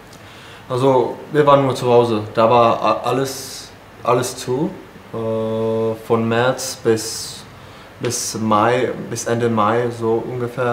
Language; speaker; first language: German; non-native, fluent; Czech